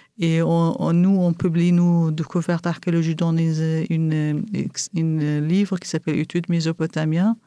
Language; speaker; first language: French; non-native, fluent; Kurdish